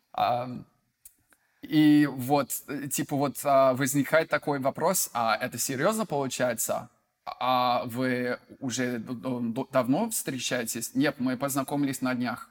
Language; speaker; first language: Russian; non-native, fluent; English